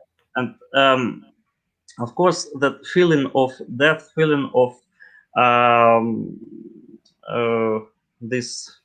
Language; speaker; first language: English; non-native, learner; Russian